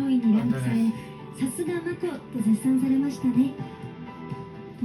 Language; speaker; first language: Japanese; native; Japanese